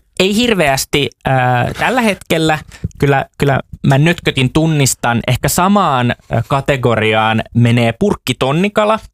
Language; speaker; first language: Finnish; native; Finnish